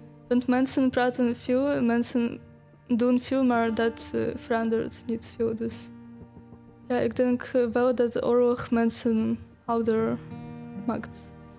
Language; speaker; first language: Dutch; non-native, fluent; Ukrainian